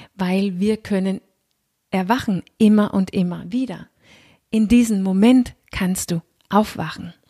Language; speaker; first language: German; non-native, fluent; Danish